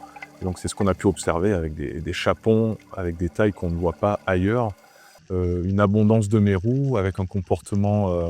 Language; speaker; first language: French; native; French